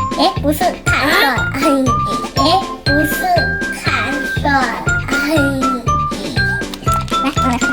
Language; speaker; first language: Chinese; early bilingual, heritage; Chinese